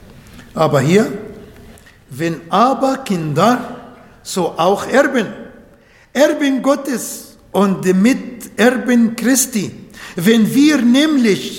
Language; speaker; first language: German; non-native, learner; Arabic